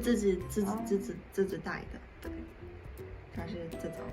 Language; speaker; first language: Chinese; non-native, fluent; Mongolian